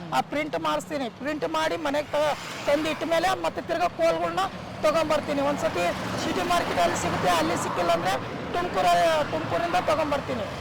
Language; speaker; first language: Kannada; non-native, local second language; Marathi